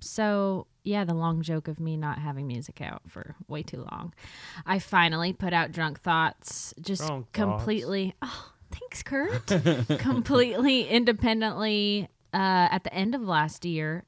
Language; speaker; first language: English; native; English